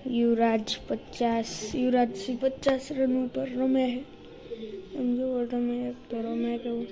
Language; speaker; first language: Hindi; non-native, local second language; Gujarati